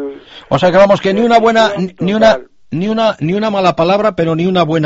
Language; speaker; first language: Spanish; native; Spanish